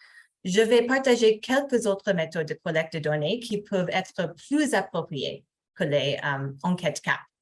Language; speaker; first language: French; non-native, fluent; English